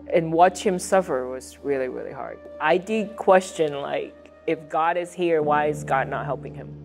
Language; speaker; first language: English; non-native, fluent; Chinese